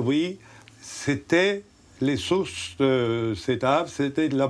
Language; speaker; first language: French; non-native, fluent; Turkish